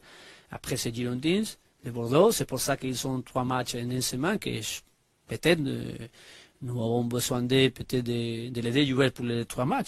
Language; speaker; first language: French; non-native, learner; Spanish